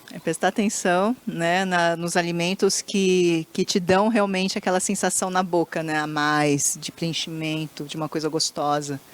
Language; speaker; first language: Portuguese; native; Portuguese